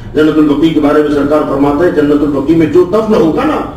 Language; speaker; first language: Hindi; non-native, local second language; Urdu